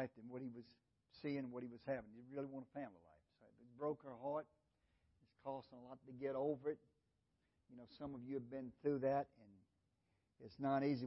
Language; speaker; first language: English; native; English